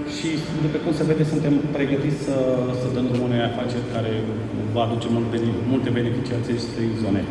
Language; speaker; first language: Romanian; native; Romanian